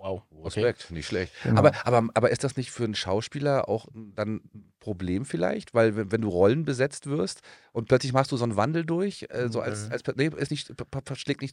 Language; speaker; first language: German; native; German